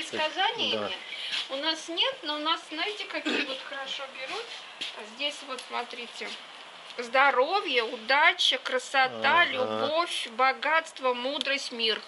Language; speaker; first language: Russian; native; Russian